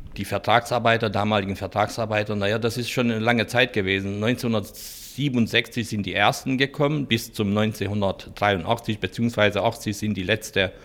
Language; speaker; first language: German; non-native, fluent; Hungarian